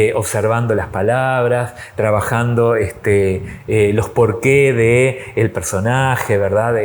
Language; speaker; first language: Spanish; native; Spanish